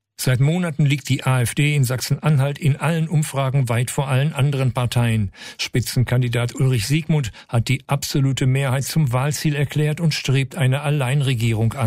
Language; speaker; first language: German; native; German